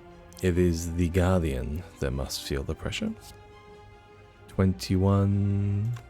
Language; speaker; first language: English; native; English